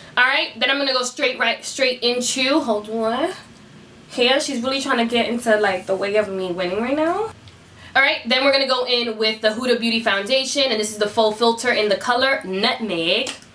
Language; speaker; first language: English; early bilingual, other home language; Spanish